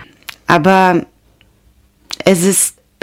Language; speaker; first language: German; non-native, learner; Ukrainian